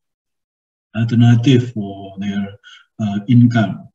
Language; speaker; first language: English; non-native, learner; Indonesian